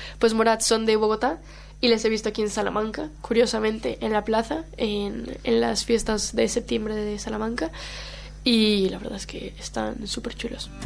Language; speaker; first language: Spanish; non-native, local second language; Portuguese